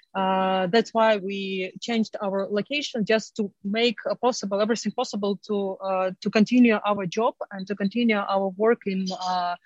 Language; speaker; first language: English; non-native, fluent; Ukrainian